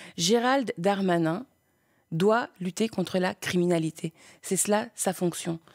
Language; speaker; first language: French; early bilingual, other home language; Spanish